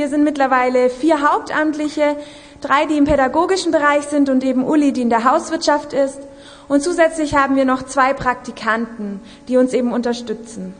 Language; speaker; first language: German; native; German